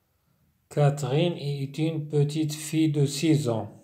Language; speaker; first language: French; non-native, local second language; Arabic